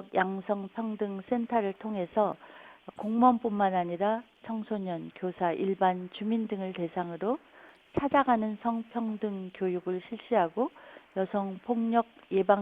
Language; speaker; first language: Korean; native; Korean